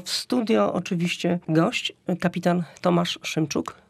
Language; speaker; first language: Polish; native; Polish